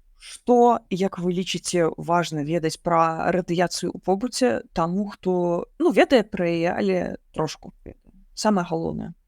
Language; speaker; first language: Belarusian; non-native, local second language; Russian